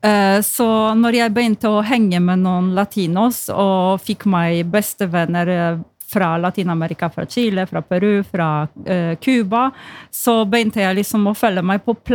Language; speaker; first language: Norwegian; non-native, fluent; Polish